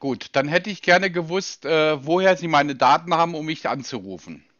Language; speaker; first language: German; native; German